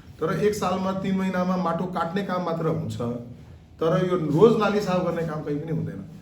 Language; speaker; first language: Nepali; non-native, local second language; Marwari